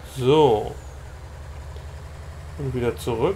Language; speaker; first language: German; native; German